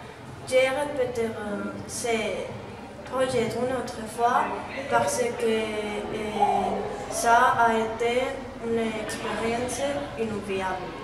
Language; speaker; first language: French; non-native, learner; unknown